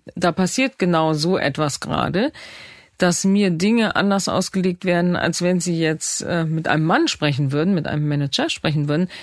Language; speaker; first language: German; native; German